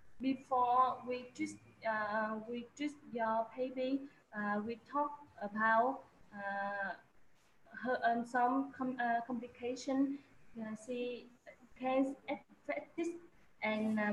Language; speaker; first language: English; non-native, learner; Vietnamese